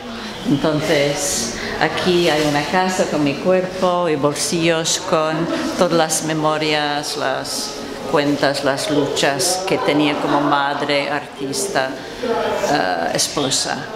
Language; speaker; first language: Spanish; non-native, fluent; English